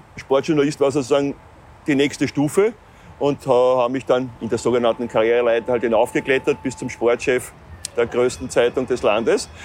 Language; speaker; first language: German; native; German